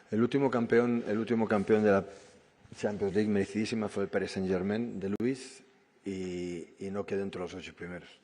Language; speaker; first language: Spanish; native; Spanish